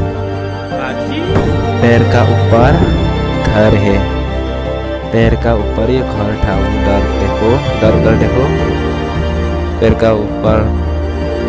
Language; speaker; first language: Hindi; non-native, local second language; Bodo